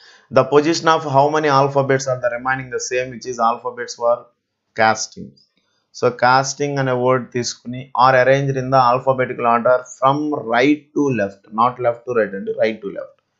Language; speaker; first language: English; non-native, local second language; Telugu